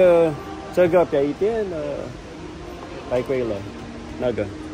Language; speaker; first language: Chinese; non-native, learner; Filipino